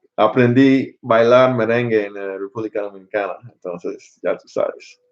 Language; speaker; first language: Spanish; non-native, fluent; English